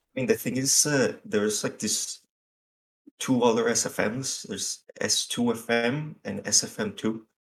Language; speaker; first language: English; non-native, fluent; Spanish